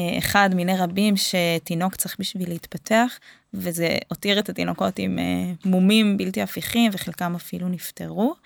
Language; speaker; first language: Hebrew; native; Hebrew